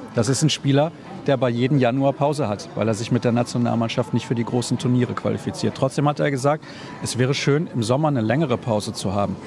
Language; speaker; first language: German; native; German